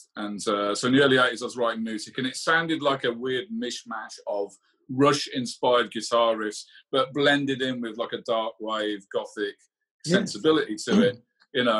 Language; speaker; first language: English; native; English